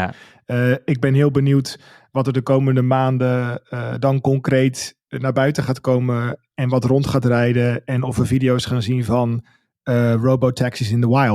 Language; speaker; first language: Dutch; native; Dutch